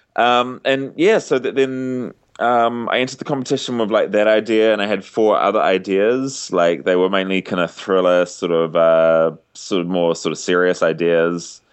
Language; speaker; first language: English; native; English